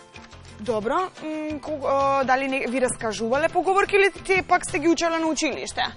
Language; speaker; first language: Macedonian; native; Macedonian